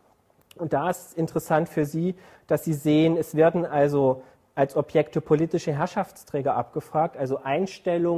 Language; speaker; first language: German; native; German